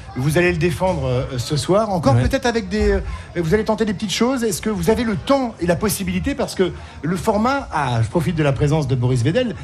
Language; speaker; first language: French; native; French